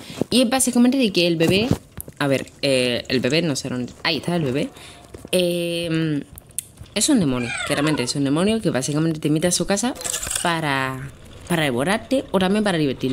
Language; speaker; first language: Spanish; native; Spanish